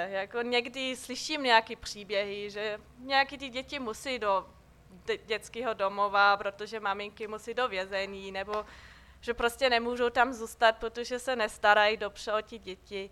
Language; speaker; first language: Czech; non-native, fluent; German